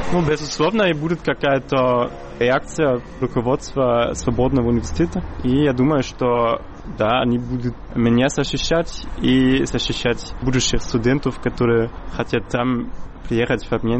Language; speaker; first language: Russian; non-native, fluent; German